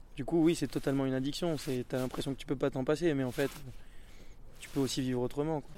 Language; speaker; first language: French; native; French